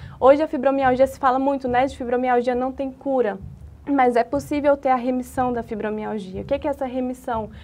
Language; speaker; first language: Portuguese; native; Portuguese